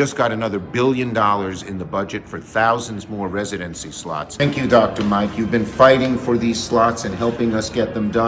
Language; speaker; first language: English; native; English